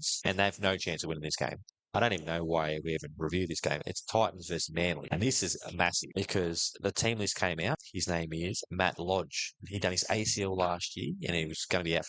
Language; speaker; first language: English; native; English